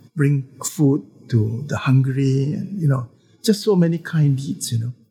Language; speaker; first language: English; non-native, local second language; Chinese